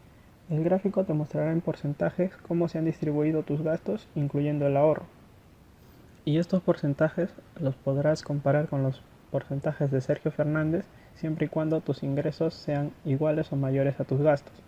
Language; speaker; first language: Spanish; native; Spanish